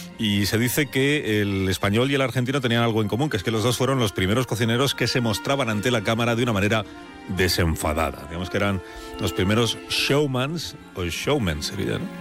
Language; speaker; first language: Spanish; native; Spanish